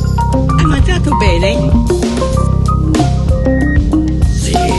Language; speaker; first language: Italian; non-native, learner; English